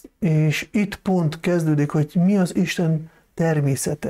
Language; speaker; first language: Hungarian; non-native, fluent; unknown